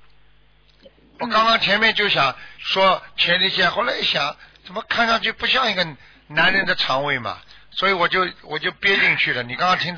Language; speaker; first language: Chinese; native; Chinese